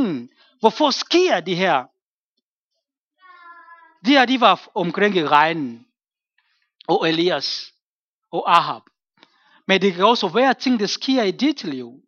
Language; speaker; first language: Danish; non-native, fluent; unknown